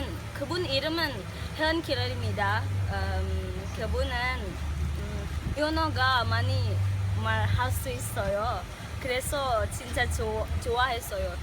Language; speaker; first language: Korean; non-native, learner; Indonesian